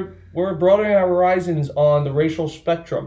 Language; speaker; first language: English; native; English